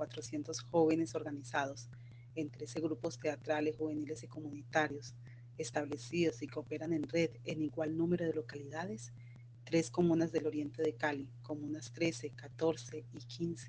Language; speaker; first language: Spanish; native; Spanish